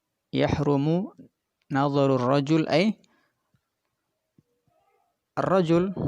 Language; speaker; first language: Arabic; non-native, fluent; Indonesian